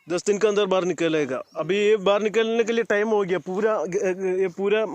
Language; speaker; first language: Hindi; non-native, local second language; Malayalam